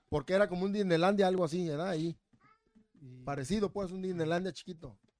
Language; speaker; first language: Spanish; native; Spanish